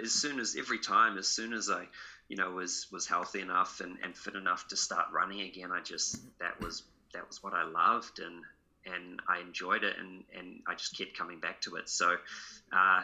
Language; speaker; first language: English; native; English